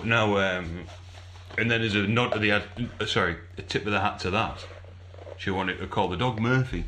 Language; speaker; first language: English; native; English